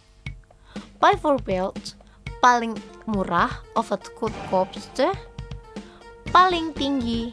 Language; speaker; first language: Dutch; non-native, fluent; Indonesian